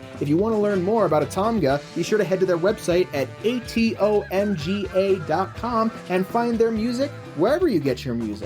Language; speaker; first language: English; native; English